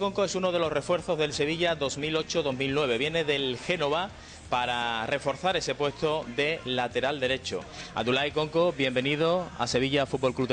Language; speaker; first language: Spanish; native; Spanish